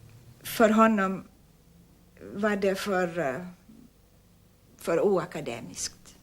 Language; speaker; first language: Swedish; non-native, local second language; Finnish